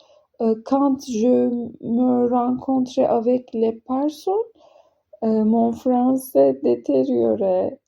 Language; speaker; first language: French; non-native, learner; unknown